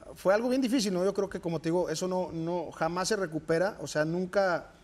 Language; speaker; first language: Spanish; native; Spanish